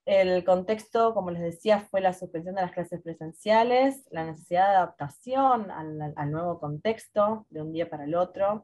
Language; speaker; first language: Spanish; native; Spanish